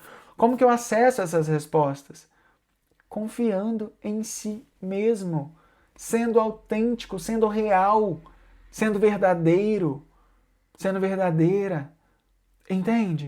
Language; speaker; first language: Portuguese; native; Portuguese